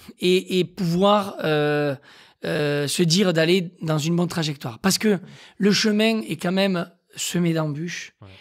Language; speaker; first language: French; native; French